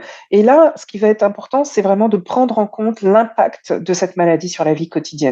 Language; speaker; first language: French; native; French